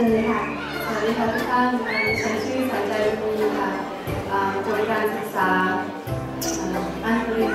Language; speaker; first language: Thai; early bilingual, heritage; Thai